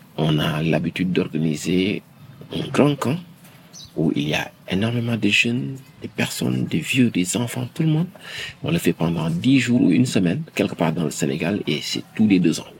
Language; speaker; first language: French; non-native, local second language; Wolof